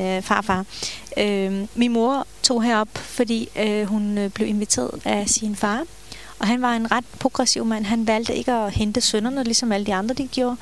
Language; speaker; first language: Danish; early bilingual, other home language; Turkish